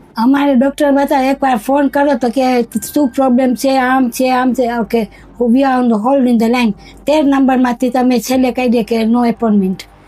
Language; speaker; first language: Gujarati; early bilingual, heritage; Gujarati